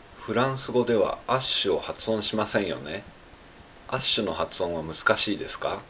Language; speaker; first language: Japanese; native; Japanese